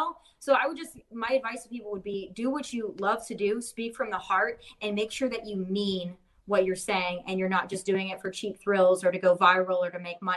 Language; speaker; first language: English; native; English